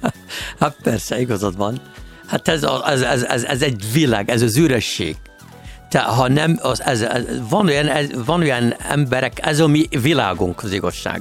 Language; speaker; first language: Hungarian; non-native, learner; Arabic